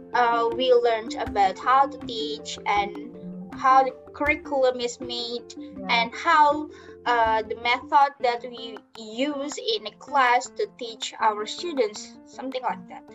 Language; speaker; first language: English; non-native, learner; Indonesian